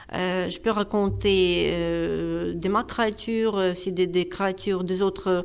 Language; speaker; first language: French; non-native, fluent; Ukrainian